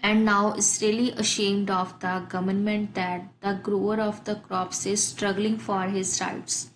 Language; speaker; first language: English; non-native, local second language; Punjabi